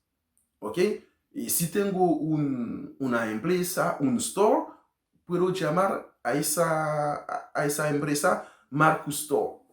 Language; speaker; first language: Spanish; non-native, learner; Haitian Creole